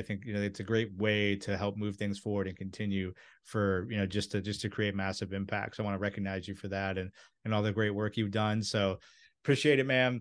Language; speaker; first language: English; native; English